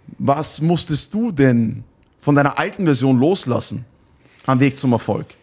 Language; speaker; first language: German; native; German